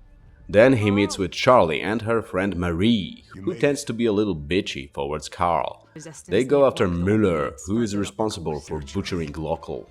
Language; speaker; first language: English; non-native, fluent; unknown